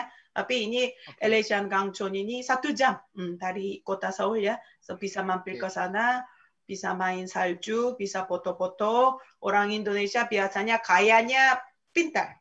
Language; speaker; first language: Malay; non-native, fluent; Korean